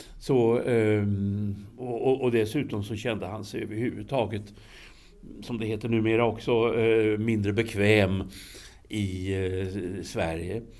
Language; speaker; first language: Swedish; native; Swedish